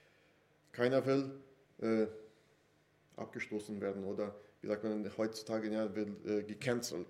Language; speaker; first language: German; non-native, fluent; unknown